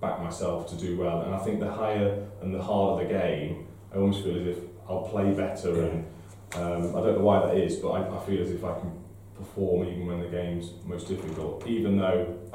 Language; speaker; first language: English; native; English